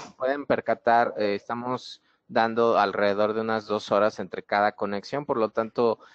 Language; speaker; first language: Spanish; native; Spanish